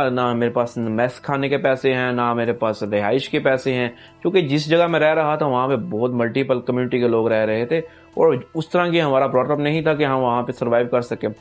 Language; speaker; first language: Urdu; non-native, local second language; Punjabi